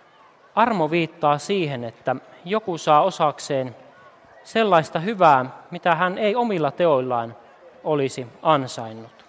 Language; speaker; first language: Finnish; native; Finnish